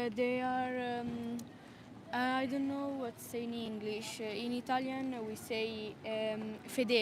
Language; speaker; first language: English; non-native, learner; Italian